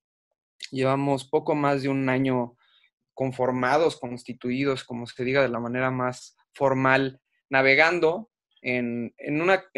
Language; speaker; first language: Spanish; native; Spanish